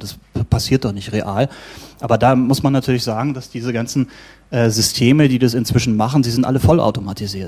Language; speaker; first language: German; native; German